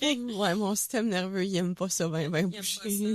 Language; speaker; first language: French; native; French